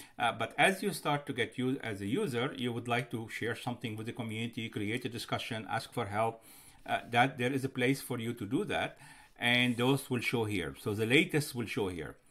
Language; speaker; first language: English; non-native, fluent; Arabic